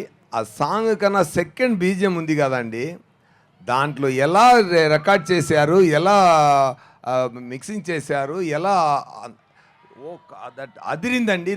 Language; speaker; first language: Telugu; non-native, fluent; Tamil